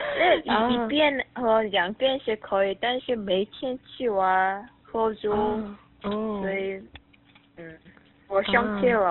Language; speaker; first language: Chinese; non-native, learner; Korean